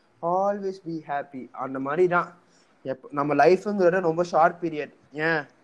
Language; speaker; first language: English; non-native, local second language; Tamil